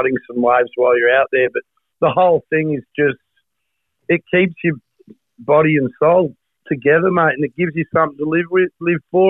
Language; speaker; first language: English; native; English